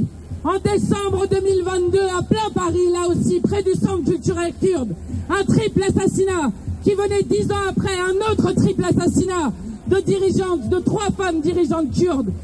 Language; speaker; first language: French; native; French